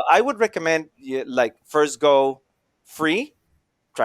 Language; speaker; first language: English; non-native, fluent; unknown